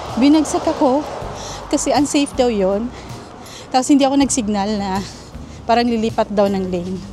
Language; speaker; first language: Filipino; native; Filipino